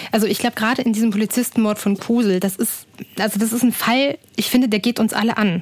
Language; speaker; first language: German; native; German